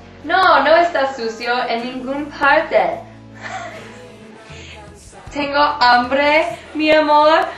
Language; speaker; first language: Spanish; non-native, learner; English